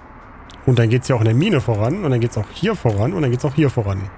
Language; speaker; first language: German; native; German